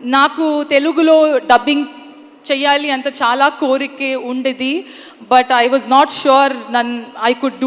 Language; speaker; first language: Telugu; non-native, learner; Kannada